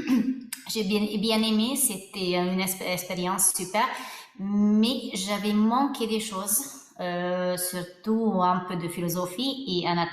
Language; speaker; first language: French; non-native, fluent; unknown